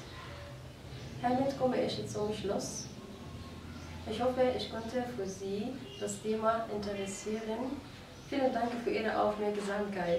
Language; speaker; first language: German; non-native, fluent; Arabic